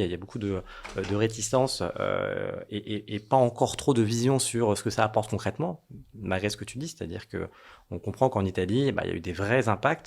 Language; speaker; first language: French; native; French